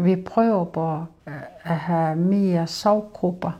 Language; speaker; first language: Danish; non-native, local second language; Kalaallisut